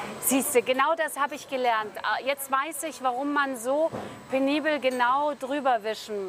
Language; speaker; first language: German; native; German